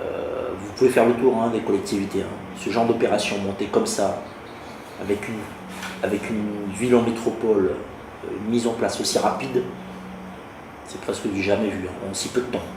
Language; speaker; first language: French; native; French